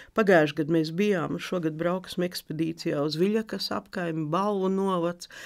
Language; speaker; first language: Latvian; native; Latvian